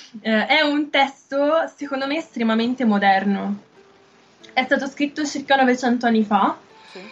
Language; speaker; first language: Italian; native; Italian